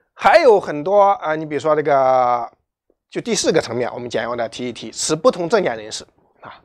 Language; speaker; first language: Chinese; native; Chinese